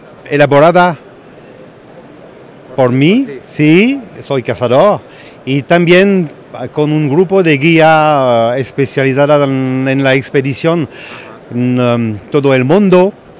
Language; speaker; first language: Spanish; non-native, learner; French